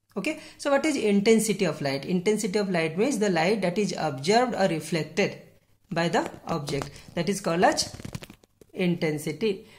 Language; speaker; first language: English; non-native, local second language; Odia